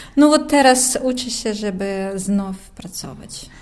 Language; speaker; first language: Polish; non-native, learner; Russian